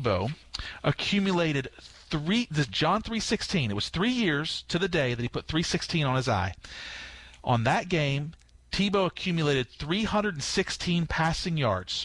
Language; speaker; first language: English; native; English